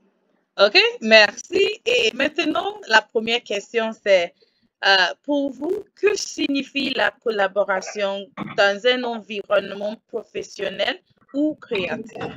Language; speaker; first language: French; non-native, fluent; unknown